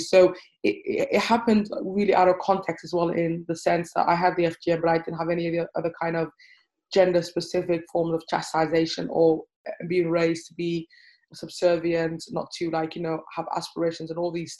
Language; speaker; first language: English; native; English